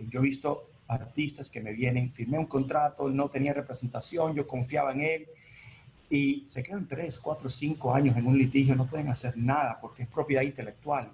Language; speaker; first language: Spanish; early bilingual, heritage; Spanish